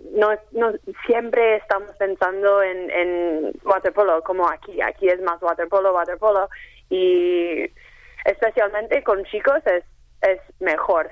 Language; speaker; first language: Spanish; non-native, fluent; English